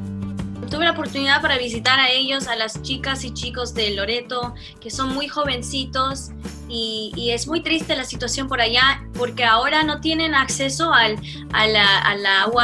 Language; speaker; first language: Spanish; early bilingual, heritage; Spanish